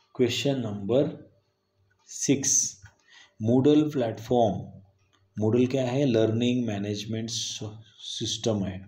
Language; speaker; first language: Hindi; non-native, local second language; Marathi